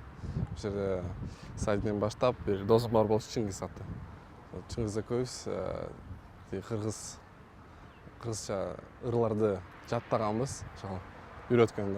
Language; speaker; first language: Kyrgyz; non-native, local second language; Russian